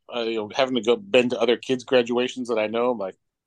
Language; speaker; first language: English; native; English